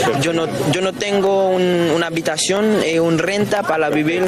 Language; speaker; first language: Spanish; non-native, learner; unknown